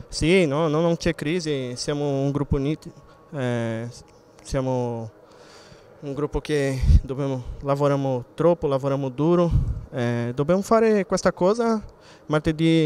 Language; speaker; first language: Italian; non-native, fluent; Spanish